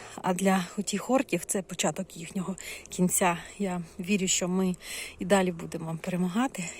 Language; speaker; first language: Ukrainian; non-native, local second language; Russian